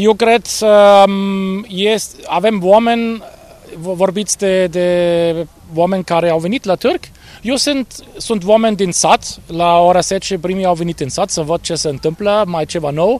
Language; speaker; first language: Romanian; non-native, fluent; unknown